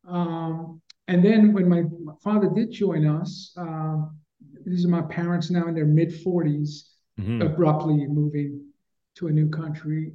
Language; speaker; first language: English; early bilingual, other home language; Persian